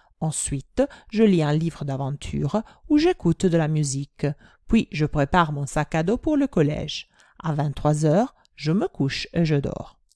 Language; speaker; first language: French; non-native, fluent; Italian